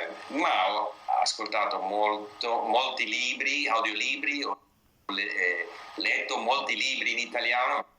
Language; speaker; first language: Italian; non-native, learner; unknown